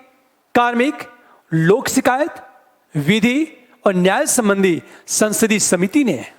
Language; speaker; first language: Hindi; native; Hindi